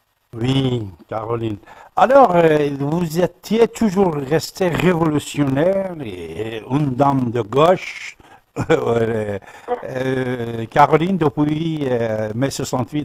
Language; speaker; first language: French; non-native, fluent; Persian